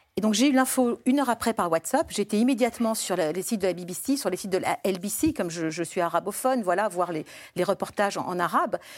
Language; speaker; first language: French; early bilingual, other home language; Arabic